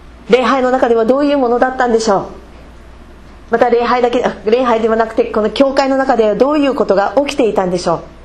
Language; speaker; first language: Japanese; non-native, fluent; English